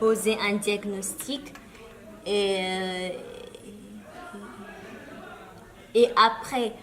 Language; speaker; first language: French; early bilingual, other home language; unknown